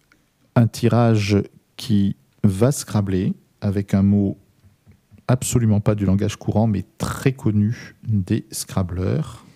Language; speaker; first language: French; native; French